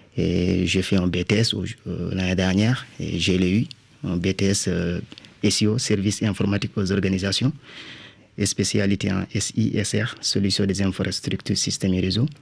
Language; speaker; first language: French; non-native, local second language; Wolof